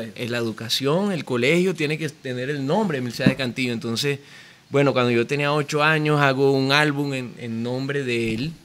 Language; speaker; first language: Spanish; native; Spanish